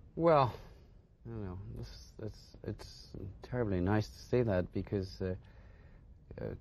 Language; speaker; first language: English; non-native, fluent; French